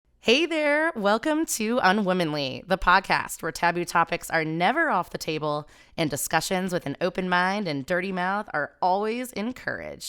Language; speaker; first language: English; native; English